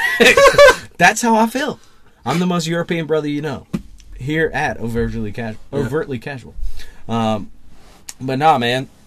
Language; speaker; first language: English; native; English